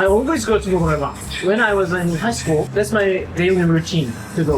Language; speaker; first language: English; non-native, learner; Korean